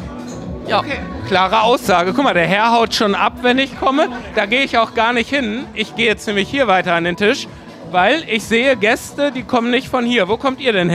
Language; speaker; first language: German; native; German